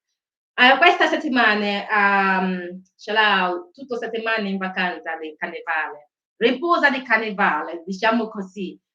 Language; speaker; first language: Italian; non-native, learner; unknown